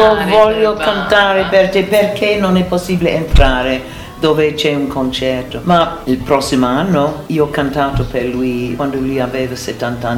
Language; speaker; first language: Italian; non-native, learner; English